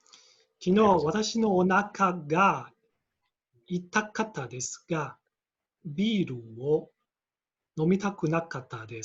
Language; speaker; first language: Japanese; non-native, learner; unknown